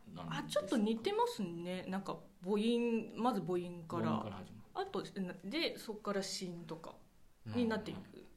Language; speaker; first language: Japanese; non-native, fluent; Chinese